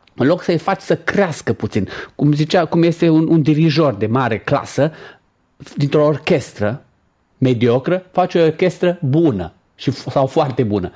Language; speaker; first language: Romanian; native; Romanian